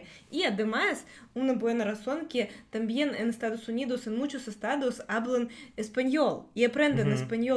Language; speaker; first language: Spanish; non-native, fluent; Russian